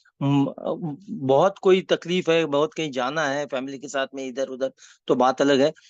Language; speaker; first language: Hindi; non-native, local second language; Marathi